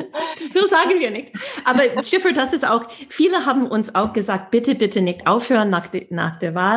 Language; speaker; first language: German; non-native, fluent; English